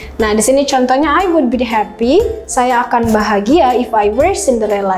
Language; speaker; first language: English; non-native, learner; Indonesian